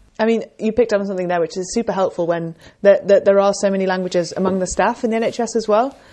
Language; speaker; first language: English; native; English